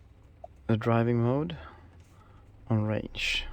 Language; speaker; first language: English; non-native, fluent; Swedish